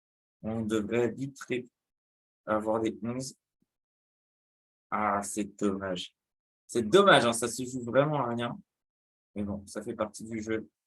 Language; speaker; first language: French; native; French